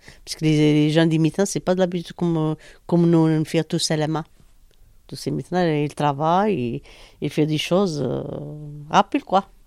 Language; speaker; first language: French; non-native, learner; Arabic